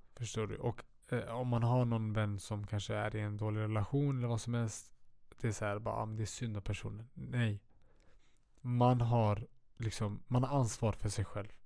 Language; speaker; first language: Swedish; native; Swedish